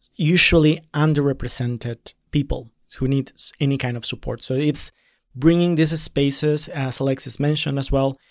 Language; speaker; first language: English; non-native, fluent; Spanish